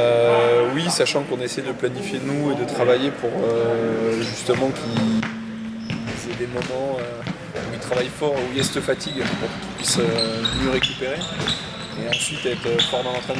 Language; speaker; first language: French; native; French